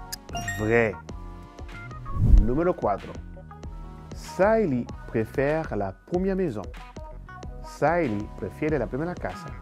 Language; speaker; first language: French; non-native, fluent; Spanish